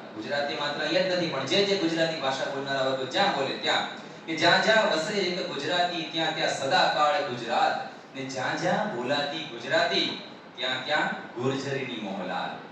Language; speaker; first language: Gujarati; native; Gujarati